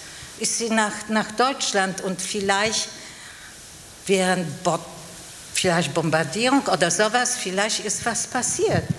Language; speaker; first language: German; non-native, fluent; Polish